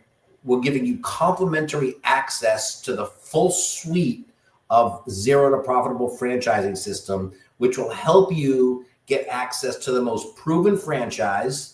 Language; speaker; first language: English; native; English